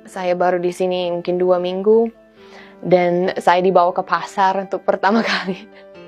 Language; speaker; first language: Indonesian; non-native, fluent; English